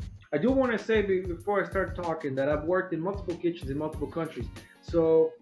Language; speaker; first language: English; non-native, fluent; Spanish